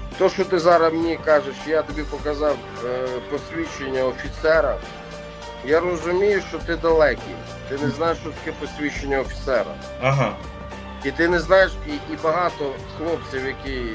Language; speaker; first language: Ukrainian; native; Ukrainian